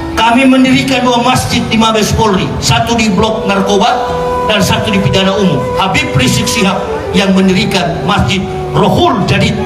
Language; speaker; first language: Indonesian; native; Indonesian